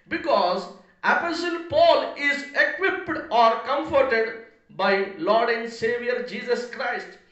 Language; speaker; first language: English; non-native, local second language; Telugu